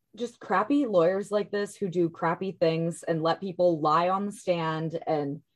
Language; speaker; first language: English; native; English